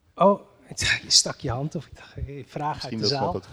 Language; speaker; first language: Dutch; early bilingual, other home language; Riffian